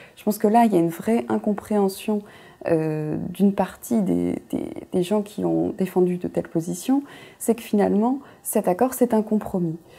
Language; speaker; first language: French; native; French